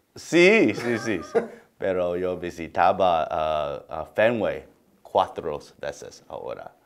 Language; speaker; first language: Spanish; non-native, learner; English